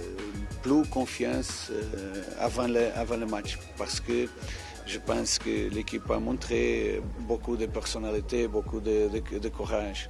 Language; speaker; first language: French; non-native, fluent; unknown